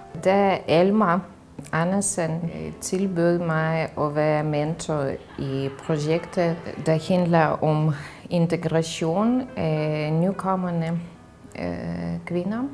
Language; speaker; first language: Danish; non-native, fluent; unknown